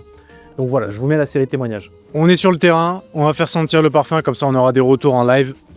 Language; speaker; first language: French; native; French